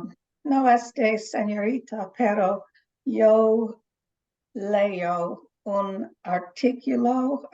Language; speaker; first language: Spanish; non-native, learner; English